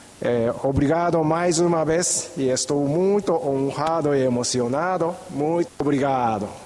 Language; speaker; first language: Portuguese; non-native, fluent; Japanese